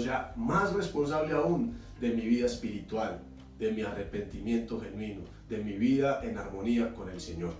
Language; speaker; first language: Spanish; native; Spanish